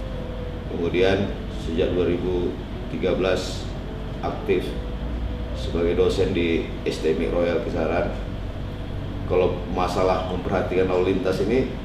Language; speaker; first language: Indonesian; native; Indonesian